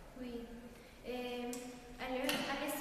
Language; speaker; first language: French; non-native, learner; Spanish